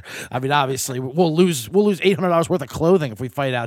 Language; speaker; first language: English; native; English